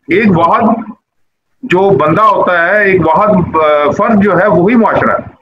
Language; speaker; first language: Urdu; non-native, local second language; Punjabi